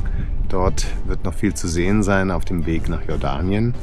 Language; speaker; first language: German; native; German